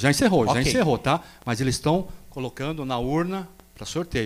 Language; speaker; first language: Portuguese; native; Portuguese